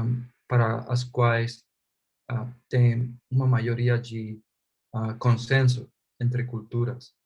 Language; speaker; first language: Portuguese; non-native, fluent; Spanish